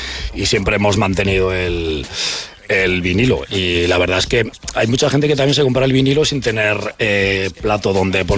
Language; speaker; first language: Spanish; native; Spanish